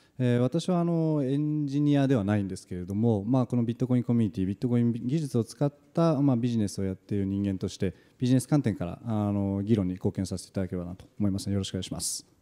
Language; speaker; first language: Japanese; native; Japanese